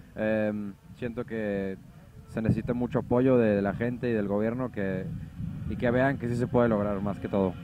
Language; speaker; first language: Spanish; native; Spanish